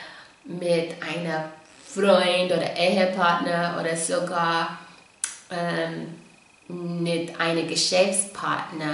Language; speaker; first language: German; non-native, fluent; English